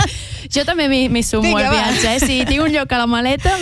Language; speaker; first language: Catalan; native; Catalan